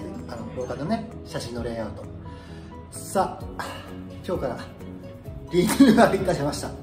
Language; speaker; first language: Japanese; native; Japanese